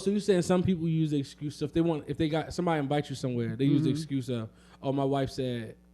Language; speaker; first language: English; native; English